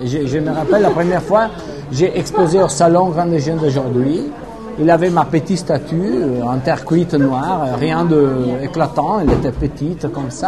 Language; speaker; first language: French; non-native, fluent; Italian